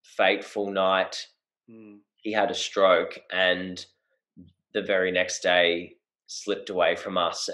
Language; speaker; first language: English; native; English